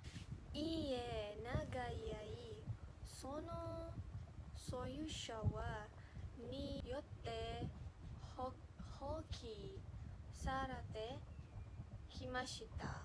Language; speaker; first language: Japanese; non-native, learner; Malay